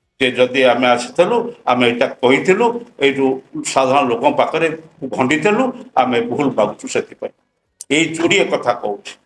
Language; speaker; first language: Odia; native; Odia